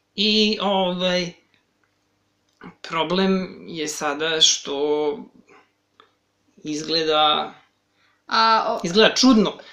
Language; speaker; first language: Serbian; native; Serbian